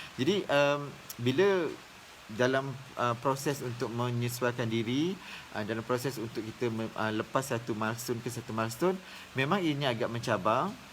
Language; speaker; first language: Malay; native; Malay